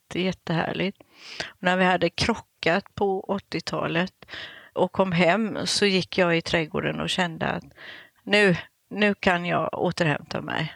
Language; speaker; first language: Swedish; native; Swedish